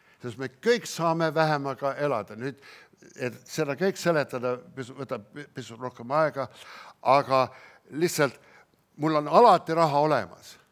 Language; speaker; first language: Estonian; early bilingual, heritage; Estonian